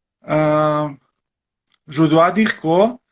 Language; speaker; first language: French; non-native, learner; Persian